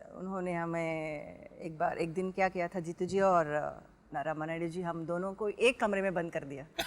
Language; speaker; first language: Hindi; non-native, local second language; Telugu